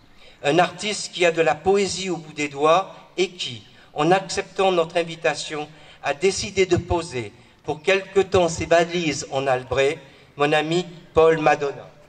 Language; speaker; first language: French; native; French